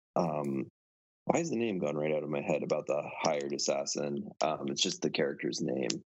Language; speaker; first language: English; native; English